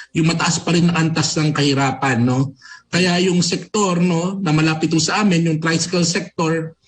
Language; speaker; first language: Filipino; native; Filipino